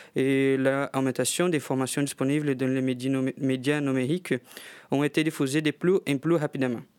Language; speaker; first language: French; non-native, fluent; Portuguese